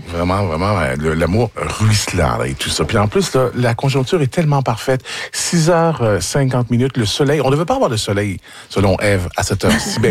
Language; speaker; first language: French; native; French